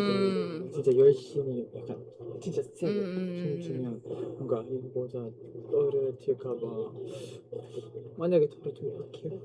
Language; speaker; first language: Korean; non-native, fluent; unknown